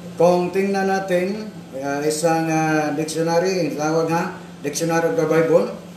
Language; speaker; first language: Filipino; non-native, local second language; Cebuano